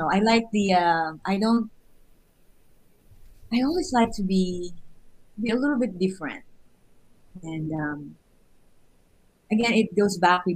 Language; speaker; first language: English; non-native, local second language; Filipino